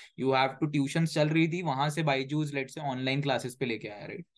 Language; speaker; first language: English; non-native, local second language; Hindi